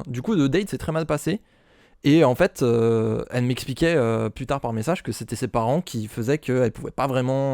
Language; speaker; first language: French; native; French